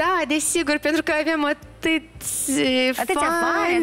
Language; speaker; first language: Romanian; non-native, local second language; Russian